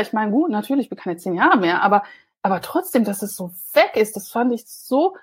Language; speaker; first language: German; native; German